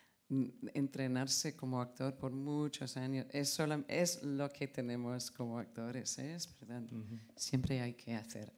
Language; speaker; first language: Spanish; non-native, fluent; English